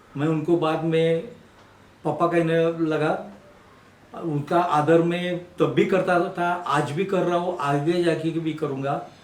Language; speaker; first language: Hindi; non-native, local second language; Marathi